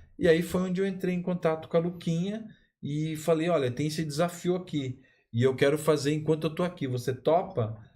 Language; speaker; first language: Portuguese; native; Portuguese